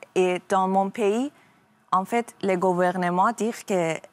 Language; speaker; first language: French; non-native, learner; Persian